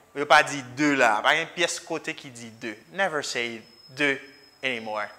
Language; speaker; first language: English; non-native, fluent; Haitian Creole